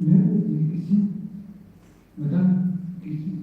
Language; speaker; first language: English; non-native, fluent; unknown